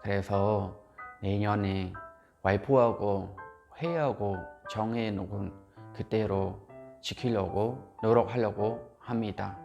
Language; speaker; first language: Korean; non-native, fluent; Khmer